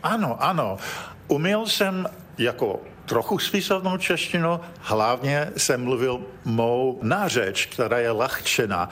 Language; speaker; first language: Czech; early bilingual, heritage; Czech